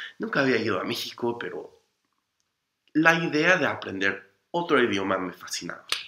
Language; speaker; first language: Spanish; non-native, fluent; English